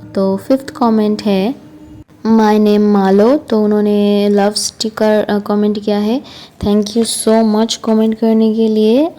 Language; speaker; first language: Hindi; non-native, local second language; Bangla